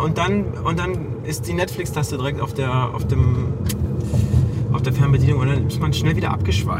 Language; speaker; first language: German; native; German